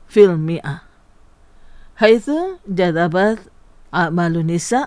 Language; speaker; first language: Arabic; non-native, fluent; Indonesian